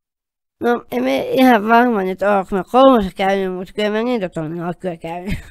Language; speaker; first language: Finnish; native; Finnish